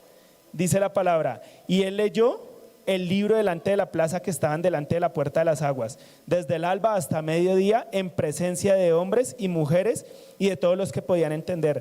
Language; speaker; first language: Spanish; native; Spanish